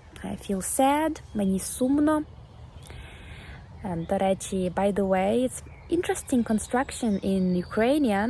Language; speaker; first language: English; non-native, fluent; Ukrainian